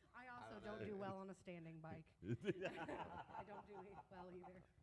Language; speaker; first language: English; native; English